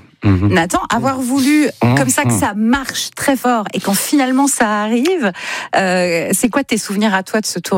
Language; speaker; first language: French; native; French